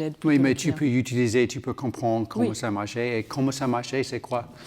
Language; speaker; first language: French; non-native, learner; English